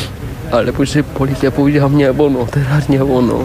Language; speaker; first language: Polish; non-native, learner; Vietnamese